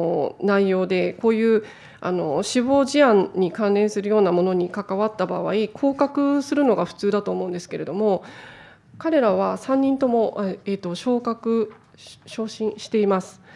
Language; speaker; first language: Japanese; native; Japanese